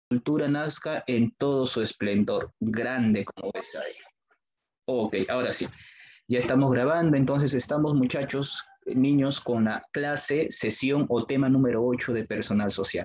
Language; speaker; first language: Spanish; native; Spanish